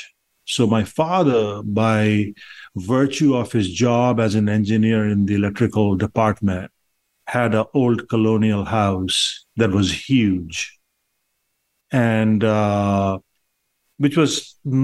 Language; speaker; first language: English; non-native, local second language; Bangla